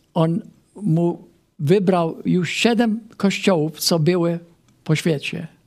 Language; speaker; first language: Polish; non-native, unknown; English